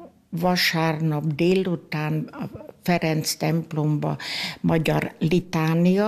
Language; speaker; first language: Hungarian; early bilingual, heritage; Hungarian